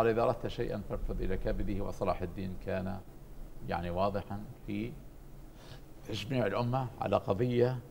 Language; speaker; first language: Arabic; native; Arabic